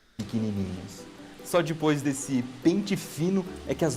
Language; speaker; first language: Portuguese; native; Portuguese